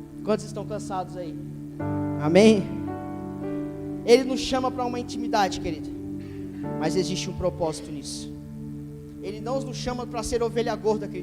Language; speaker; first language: Portuguese; native; Portuguese